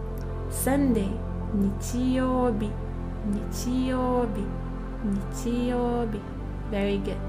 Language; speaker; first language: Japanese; non-native, fluent; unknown